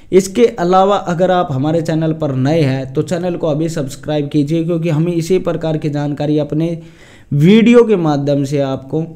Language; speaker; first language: Hindi; native; Hindi